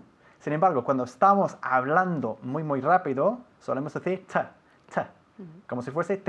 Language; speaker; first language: Spanish; non-native, fluent; English